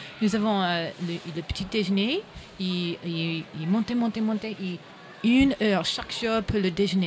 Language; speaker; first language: French; non-native, learner; English